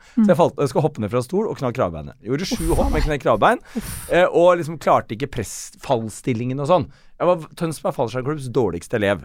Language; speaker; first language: Norwegian; native; Norwegian